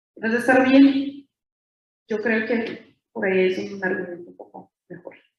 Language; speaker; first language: Spanish; non-native, fluent; Portuguese